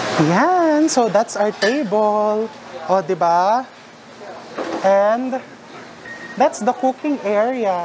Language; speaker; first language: English; non-native, local second language; Filipino